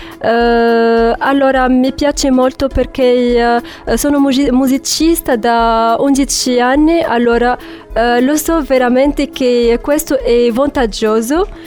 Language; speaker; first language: Italian; non-native, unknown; Arabic